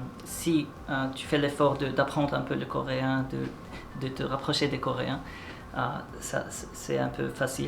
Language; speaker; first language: French; non-native, local second language; Arabic